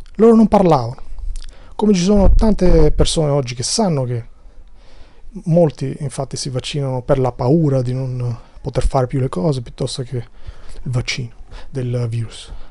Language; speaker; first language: Italian; non-native, fluent; Albanian